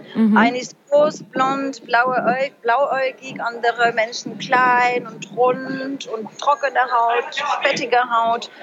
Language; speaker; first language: German; non-native, fluent; French